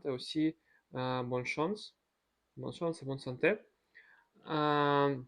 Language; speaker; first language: French; non-native, learner; Russian